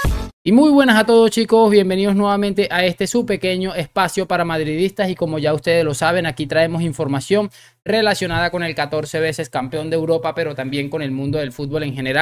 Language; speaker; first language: Spanish; native; Spanish